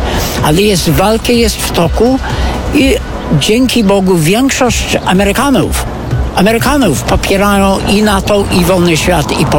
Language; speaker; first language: Polish; non-native, fluent; English